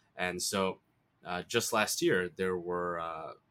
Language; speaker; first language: English; early bilingual, other home language; Bangla